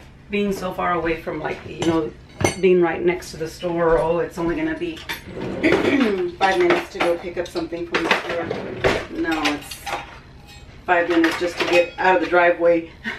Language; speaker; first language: English; early bilingual, other home language; Spanish